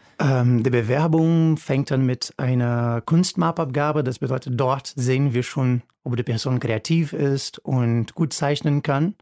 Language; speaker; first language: German; non-native, fluent; Portuguese